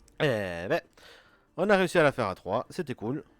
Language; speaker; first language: French; native; French